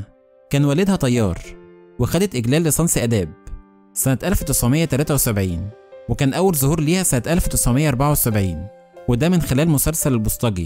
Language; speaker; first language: Arabic; native; Arabic